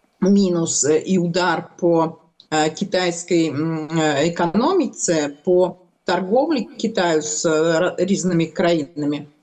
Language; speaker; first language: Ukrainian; non-native, local second language; Russian